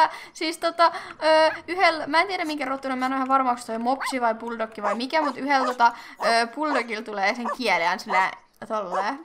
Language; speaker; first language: Finnish; native; Finnish